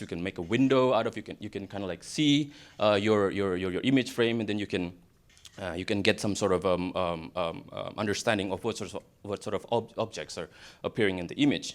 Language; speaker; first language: English; non-native, fluent; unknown